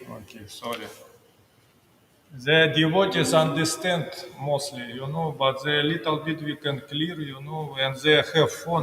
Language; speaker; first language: English; non-native, learner; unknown